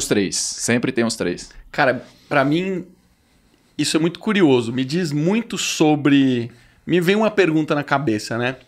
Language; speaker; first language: Portuguese; native; Portuguese